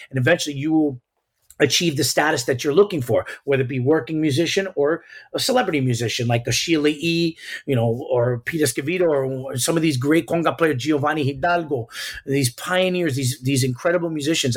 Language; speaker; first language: English; early bilingual, other home language; Spanish